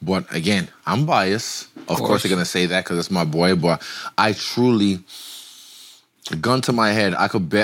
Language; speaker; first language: English; non-native, local second language; Yoruba